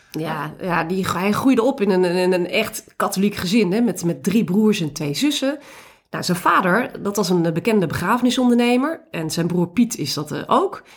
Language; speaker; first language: Dutch; native; Dutch